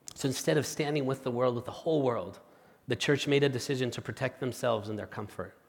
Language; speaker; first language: English; non-native, fluent; Spanish